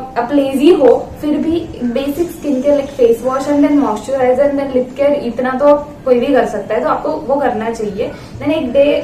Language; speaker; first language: Hindi; non-native, local second language; Marathi